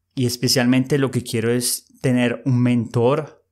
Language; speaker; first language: Spanish; native; Spanish